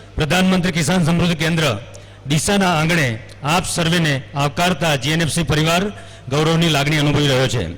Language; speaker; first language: Hindi; non-native, local second language; Gujarati